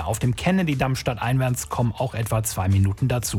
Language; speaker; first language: German; native; German